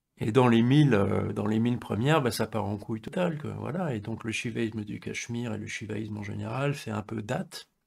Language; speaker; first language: French; native; French